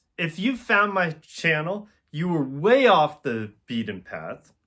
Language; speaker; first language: English; native; English